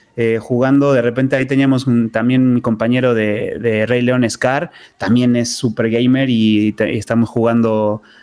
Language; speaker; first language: Spanish; native; Spanish